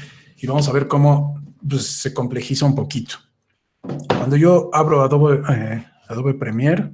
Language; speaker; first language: Spanish; native; Spanish